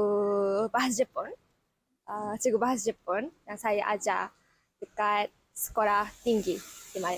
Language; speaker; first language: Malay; non-native, fluent; Japanese